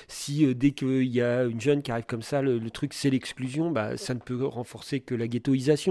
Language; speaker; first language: French; native; French